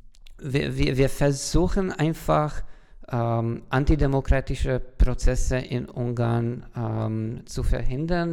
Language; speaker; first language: German; non-native, fluent; Hungarian